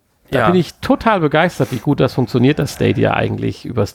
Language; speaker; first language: German; native; German